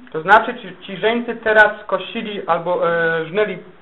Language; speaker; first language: Polish; native; Polish